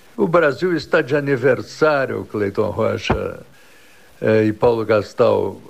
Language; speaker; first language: Portuguese; native; Portuguese